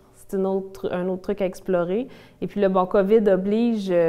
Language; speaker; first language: French; native; French